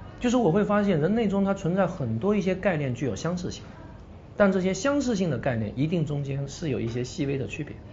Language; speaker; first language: Chinese; native; Chinese